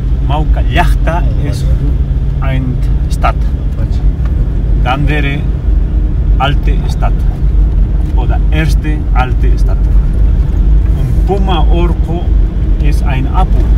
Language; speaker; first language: German; non-native, learner; Spanish